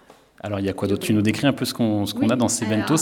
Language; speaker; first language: French; native; French